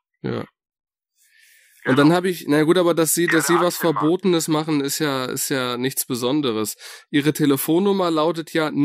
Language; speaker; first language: German; native; German